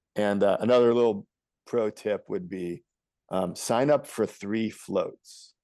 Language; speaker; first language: English; native; English